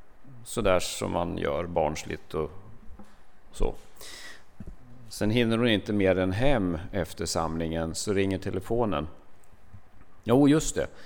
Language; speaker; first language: Swedish; native; Swedish